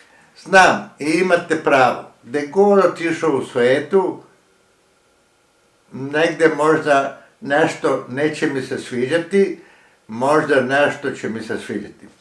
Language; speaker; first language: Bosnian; early bilingual, heritage; Croatian